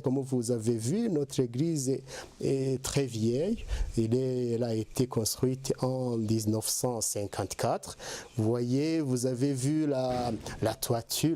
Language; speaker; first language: French; non-native, local second language; Kinyarwanda